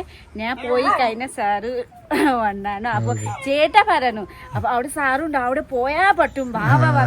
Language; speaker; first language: Malayalam; non-native, learner; Nepali